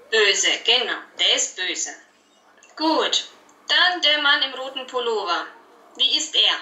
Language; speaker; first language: German; native; German